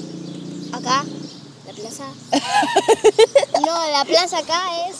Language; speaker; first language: Spanish; native; Spanish